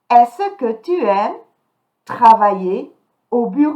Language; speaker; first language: French; non-native, fluent; English